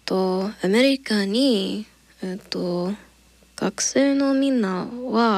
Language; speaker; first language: Japanese; non-native, learner; English